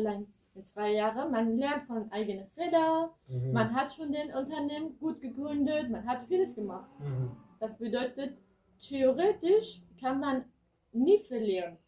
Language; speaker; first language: German; early bilingual, other home language; Kurdish